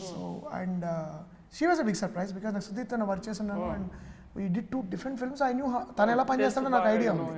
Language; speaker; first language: Telugu; native; Telugu